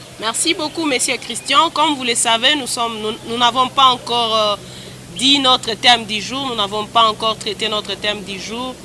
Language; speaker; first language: French; non-native, local second language; Swahili